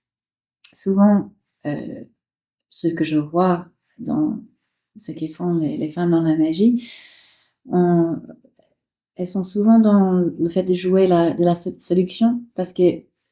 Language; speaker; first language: French; non-native, fluent; English